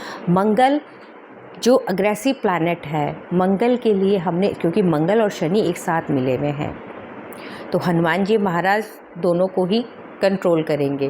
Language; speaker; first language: Hindi; native; Hindi